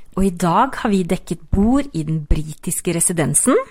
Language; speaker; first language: Norwegian; native; Norwegian